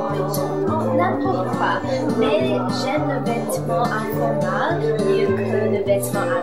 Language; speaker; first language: French; non-native, learner; English